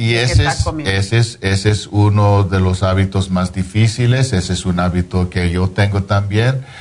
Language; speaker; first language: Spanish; non-native, fluent; English